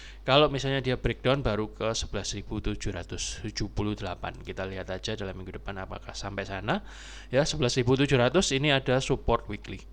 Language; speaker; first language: Indonesian; native; Indonesian